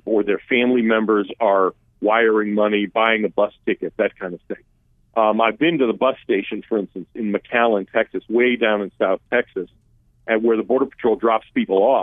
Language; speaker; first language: English; early bilingual, other home language; Armenian